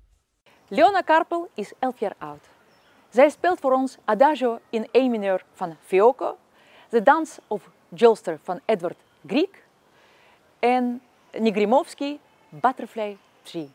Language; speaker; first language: Dutch; non-native, fluent; Russian